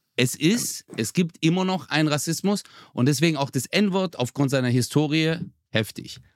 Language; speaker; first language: German; early bilingual, other home language; Turkish